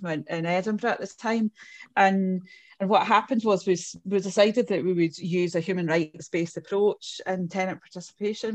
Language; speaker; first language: English; native; English